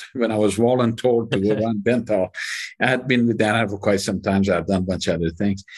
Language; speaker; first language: English; non-native, fluent; Persian